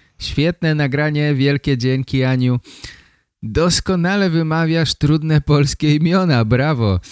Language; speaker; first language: Polish; native; Polish